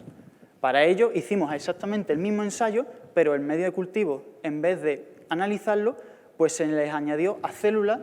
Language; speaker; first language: Spanish; native; Spanish